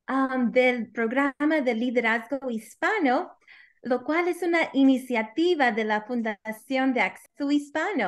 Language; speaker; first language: Spanish; early bilingual, heritage; Spanish